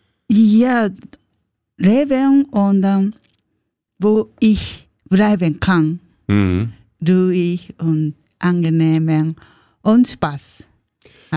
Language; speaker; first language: German; non-native, learner; Japanese